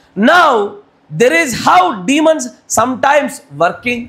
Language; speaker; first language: English; non-native, local second language; Telugu